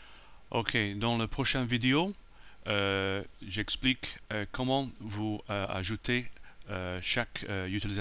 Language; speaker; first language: French; non-native, learner; English